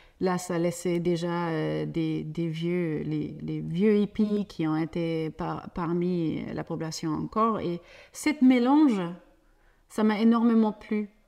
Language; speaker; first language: French; non-native, fluent; German